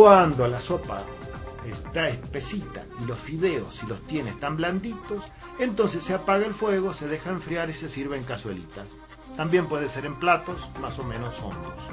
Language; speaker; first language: Spanish; native; Spanish